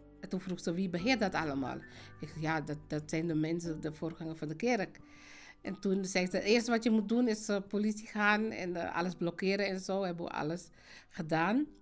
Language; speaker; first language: Dutch; non-native, fluent; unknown